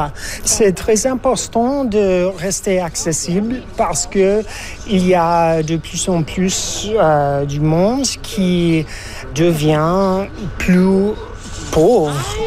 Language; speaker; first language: French; non-native, learner; English